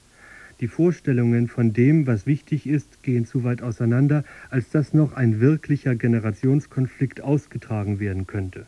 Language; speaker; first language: German; native; German